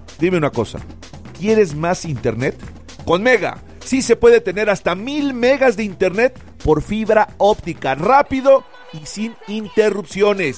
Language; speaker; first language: Spanish; native; Spanish